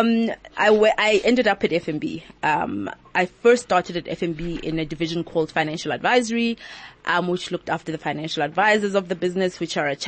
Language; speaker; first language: English; non-native, local second language; Southern Sotho